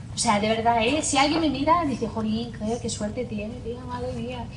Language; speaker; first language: Spanish; non-native, fluent; English